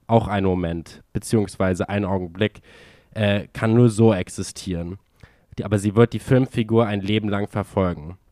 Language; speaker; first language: German; native; German